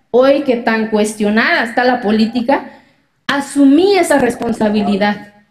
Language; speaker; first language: Spanish; non-native, local second language; Zapotec